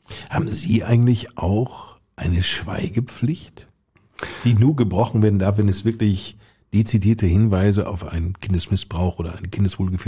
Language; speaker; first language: German; native; German